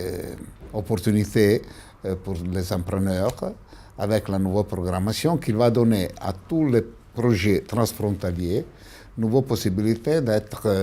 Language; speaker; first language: French; non-native, fluent; Italian